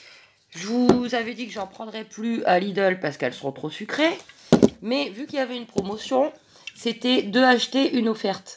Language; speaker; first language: French; native; French